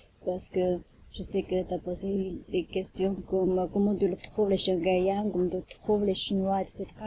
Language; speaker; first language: French; non-native, learner; Chinese